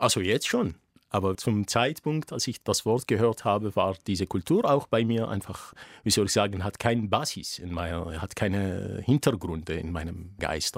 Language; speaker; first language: German; non-native, fluent; Arabic